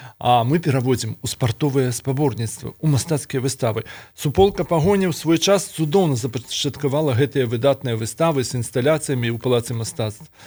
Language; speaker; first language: Belarusian; native; Belarusian